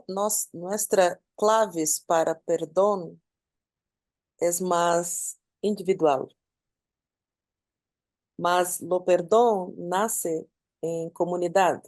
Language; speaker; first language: Spanish; non-native, learner; Portuguese